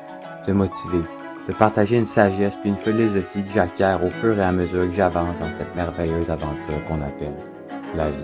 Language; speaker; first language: French; native; French